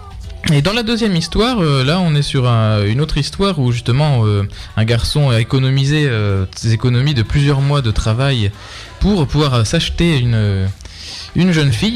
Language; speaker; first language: French; native; French